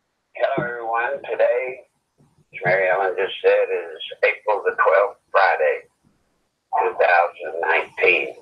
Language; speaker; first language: English; native; English